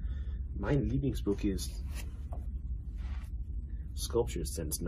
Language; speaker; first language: German; non-native, learner; English